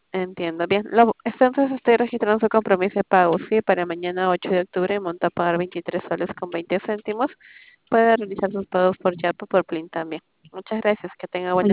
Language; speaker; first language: Spanish; native; Spanish